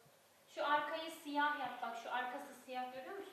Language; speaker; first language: Turkish; native; Turkish